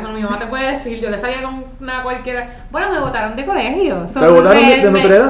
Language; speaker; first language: Spanish; native; Spanish